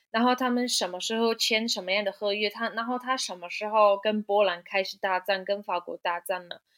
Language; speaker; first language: Chinese; non-native, fluent; German